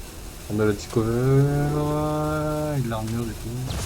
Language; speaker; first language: French; native; French